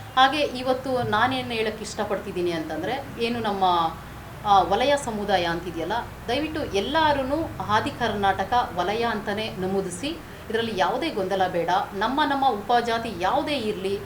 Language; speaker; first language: Kannada; native; Kannada